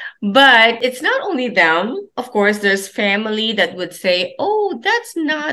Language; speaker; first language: English; non-native, local second language; Filipino